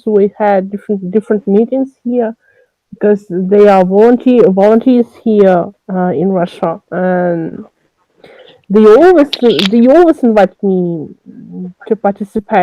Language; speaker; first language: English; non-native, learner; French